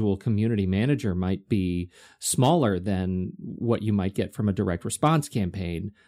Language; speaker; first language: English; native; English